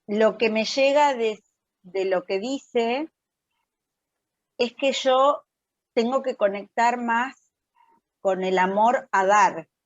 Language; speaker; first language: Spanish; native; Spanish